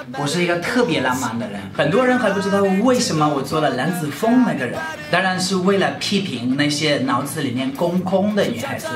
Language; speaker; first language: Chinese; non-native, fluent; Spanish